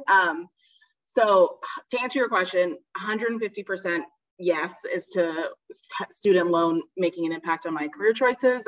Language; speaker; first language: English; native; English